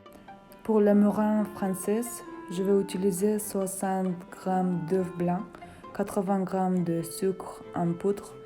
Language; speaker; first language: French; non-native, fluent; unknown